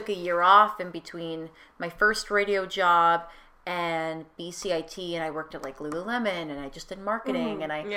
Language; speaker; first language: English; native; English